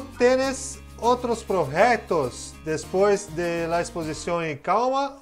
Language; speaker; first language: Spanish; non-native, learner; Portuguese